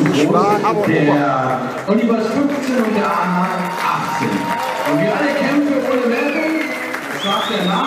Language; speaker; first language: German; native; German